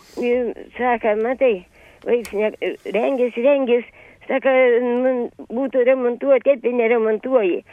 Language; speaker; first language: Lithuanian; native; Lithuanian